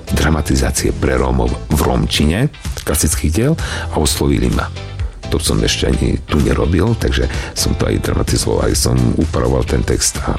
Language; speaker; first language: Slovak; non-native, local second language; Romany